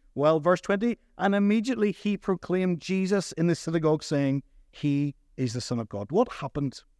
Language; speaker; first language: English; native; English